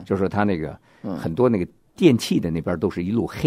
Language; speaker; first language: Chinese; native; Chinese